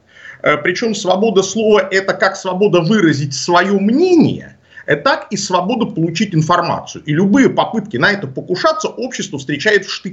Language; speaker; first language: Russian; native; Russian